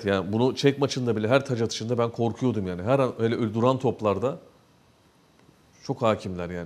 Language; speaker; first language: Turkish; native; Turkish